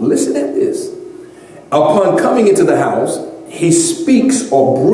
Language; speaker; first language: English; native; English